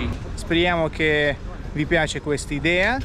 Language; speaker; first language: Italian; non-native, fluent; Russian